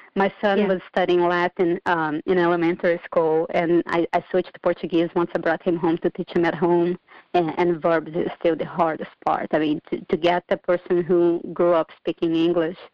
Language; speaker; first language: English; non-native, fluent; Portuguese